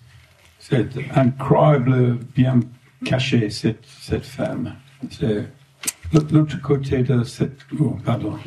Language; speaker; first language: French; non-native, fluent; English